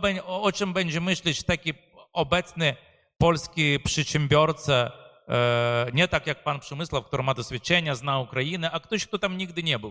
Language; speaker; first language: Polish; non-native, fluent; Ukrainian